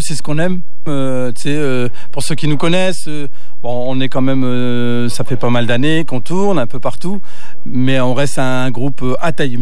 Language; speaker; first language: French; native; French